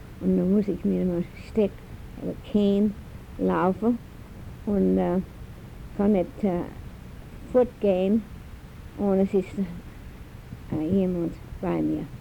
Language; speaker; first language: German; early bilingual, heritage; German